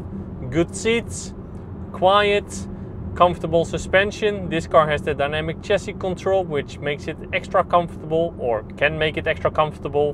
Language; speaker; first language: English; non-native, fluent; Dutch